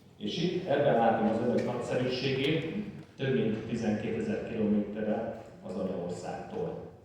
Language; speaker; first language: Hungarian; native; Hungarian